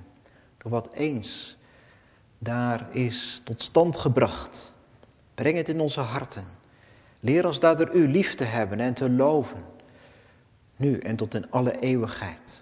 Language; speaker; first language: Dutch; native; Dutch